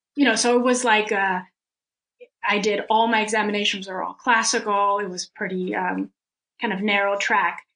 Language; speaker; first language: English; early bilingual, other home language; Russian